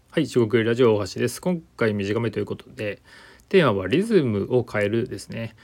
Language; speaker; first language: Japanese; native; Japanese